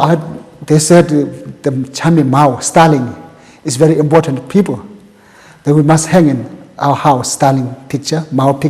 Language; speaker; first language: English; non-native, local second language; Tibetan